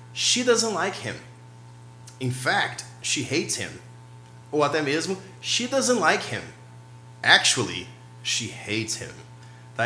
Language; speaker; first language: English; non-native, fluent; Portuguese